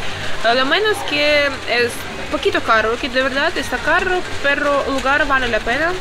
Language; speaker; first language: Spanish; non-native, learner; Ukrainian